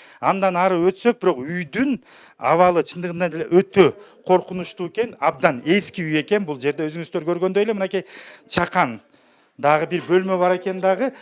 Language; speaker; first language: Kyrgyz; native; Kyrgyz